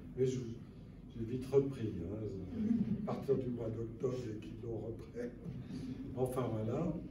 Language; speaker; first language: French; native; French